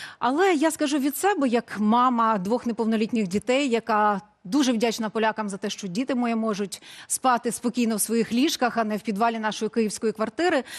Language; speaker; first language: Ukrainian; native; Ukrainian